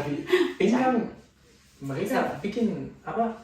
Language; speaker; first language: Indonesian; non-native, fluent; German